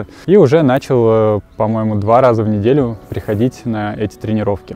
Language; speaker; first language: Russian; native; Russian